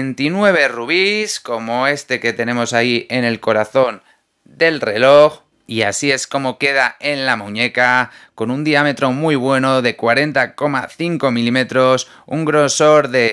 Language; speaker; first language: Spanish; native; Spanish